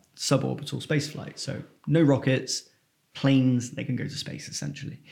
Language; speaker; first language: English; native; English